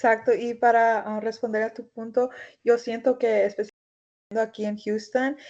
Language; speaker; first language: Spanish; early bilingual, heritage; Spanish